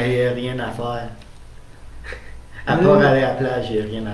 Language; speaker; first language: French; native; French